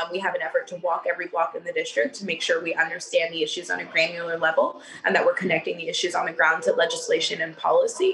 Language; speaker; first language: English; native; English